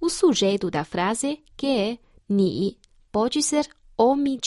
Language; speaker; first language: Portuguese; non-native, fluent; Chinese